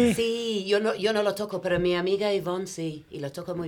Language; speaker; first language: Spanish; non-native, fluent; English